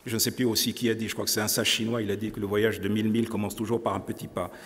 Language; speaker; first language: French; non-native, local second language; Arabic